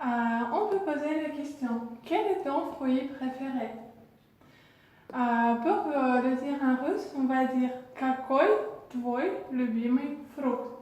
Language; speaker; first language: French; non-native, fluent; Russian